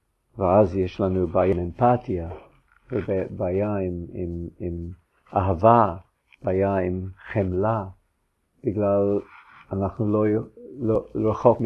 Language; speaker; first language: Hebrew; non-native, fluent; English